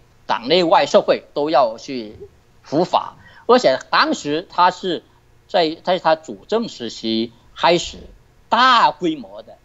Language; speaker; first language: Chinese; native; Chinese